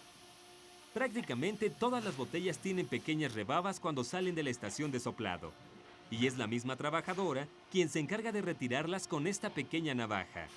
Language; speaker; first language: Spanish; native; Spanish